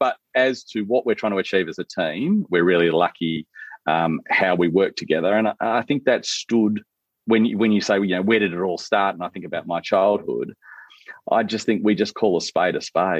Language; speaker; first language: English; native; English